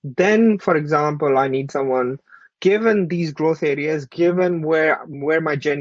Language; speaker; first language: English; non-native, local second language; Urdu